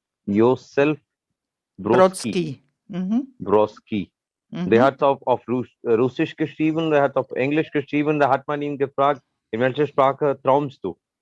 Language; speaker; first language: German; non-native, learner; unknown